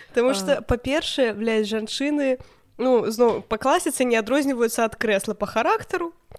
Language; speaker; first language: Belarusian; non-native, local second language; Russian